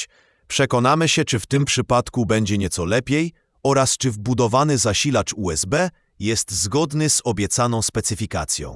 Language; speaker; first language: Polish; native; Polish